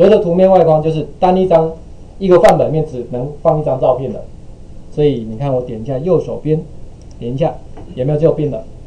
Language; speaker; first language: Chinese; native; Chinese